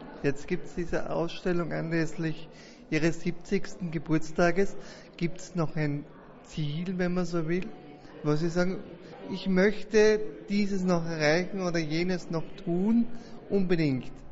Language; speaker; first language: German; native; German